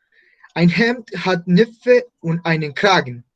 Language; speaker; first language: German; non-native, fluent; Spanish